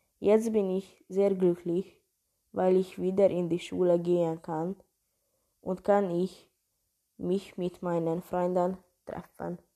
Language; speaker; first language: German; non-native, learner; Hungarian